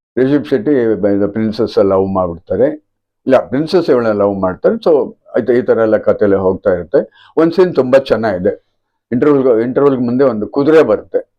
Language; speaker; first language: Kannada; non-native, local second language; Tamil